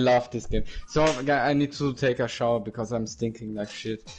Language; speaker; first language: English; non-native, learner; Italian